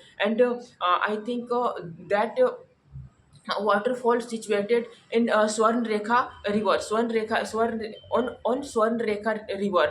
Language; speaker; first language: English; non-native, learner; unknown